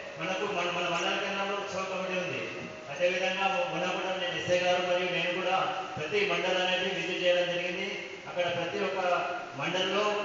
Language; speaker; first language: Telugu; native; Telugu